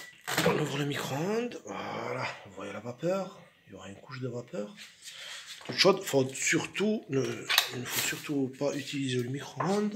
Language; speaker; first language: French; non-native, local second language; Arabic